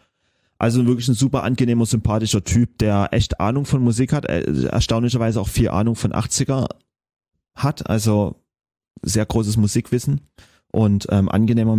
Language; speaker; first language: German; native; German